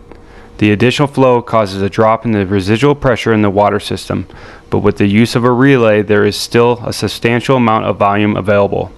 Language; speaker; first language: English; native; English